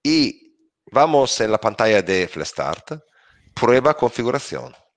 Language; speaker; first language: Spanish; non-native, learner; Italian